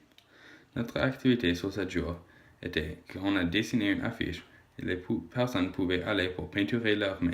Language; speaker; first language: French; non-native, learner; English